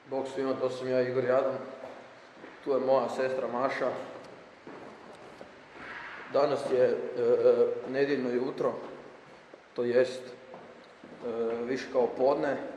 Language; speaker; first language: Croatian; native; Croatian